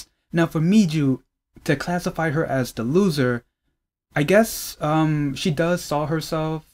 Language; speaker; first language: English; native; English